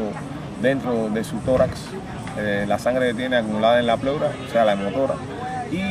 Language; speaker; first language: Spanish; native; Spanish